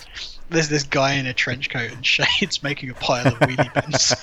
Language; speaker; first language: English; native; English